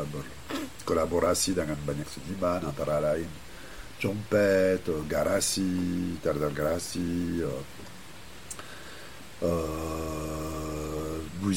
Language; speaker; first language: Indonesian; non-native, fluent; French